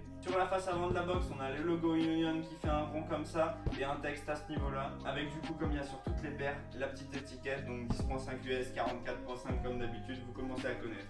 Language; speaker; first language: French; native; French